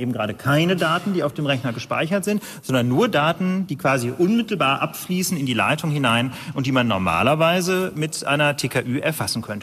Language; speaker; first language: German; native; German